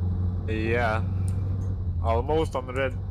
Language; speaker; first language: English; non-native, learner; Lithuanian